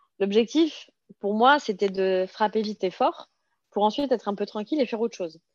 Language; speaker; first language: French; early bilingual, other home language; Serbian